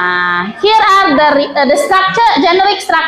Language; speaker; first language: English; non-native, fluent; Indonesian